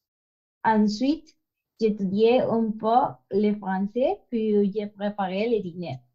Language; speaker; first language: French; non-native, learner; Spanish